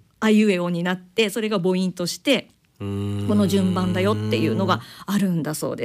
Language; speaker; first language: Japanese; native; Japanese